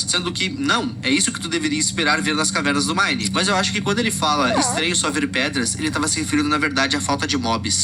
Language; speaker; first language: Portuguese; native; Portuguese